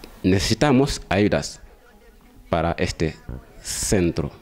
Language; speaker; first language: Spanish; non-native, fluent; Wolof